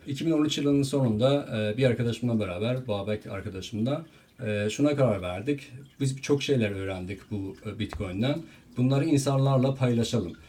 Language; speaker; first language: Turkish; non-native, fluent; Persian